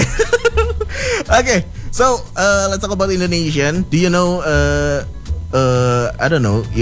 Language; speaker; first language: English; non-native, learner; Indonesian